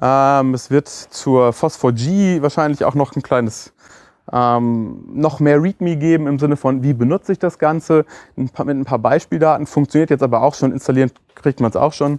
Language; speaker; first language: German; native; German